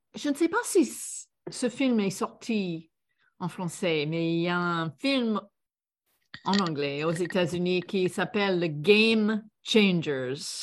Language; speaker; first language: French; non-native, fluent; English